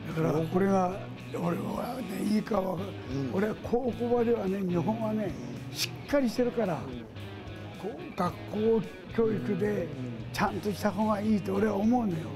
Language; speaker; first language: Japanese; native; Japanese